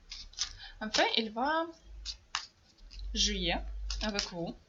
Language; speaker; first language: French; non-native, fluent; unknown